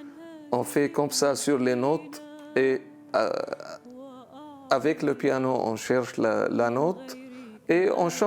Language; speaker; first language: French; non-native, learner; Arabic